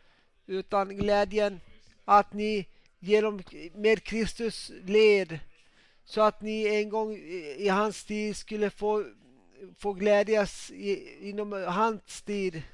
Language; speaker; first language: Swedish; non-native, local second language; Finnish